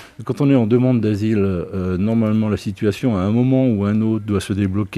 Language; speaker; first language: French; native; French